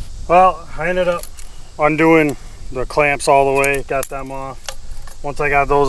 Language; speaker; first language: English; native; English